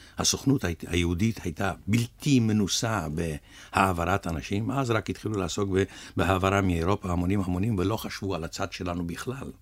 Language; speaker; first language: Hebrew; early bilingual, other home language; Russian